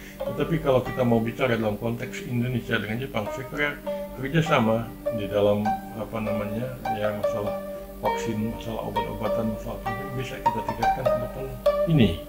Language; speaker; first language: Indonesian; native; Indonesian